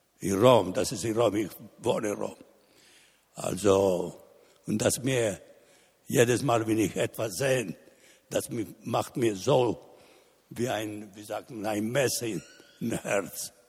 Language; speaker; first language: German; non-native, learner; Italian